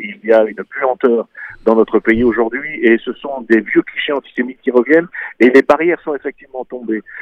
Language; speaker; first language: French; native; French